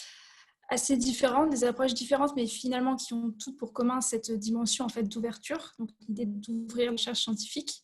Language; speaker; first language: French; native; French